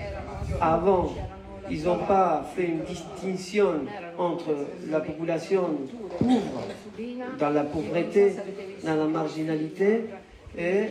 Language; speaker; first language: French; non-native, fluent; Italian